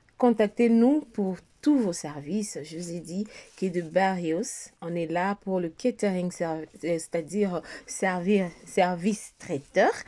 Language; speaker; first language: French; non-native, local second language; Lingala